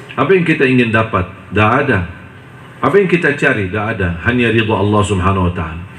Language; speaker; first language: Indonesian; non-native, fluent; Arabic